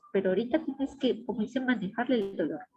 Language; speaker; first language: Spanish; native; Spanish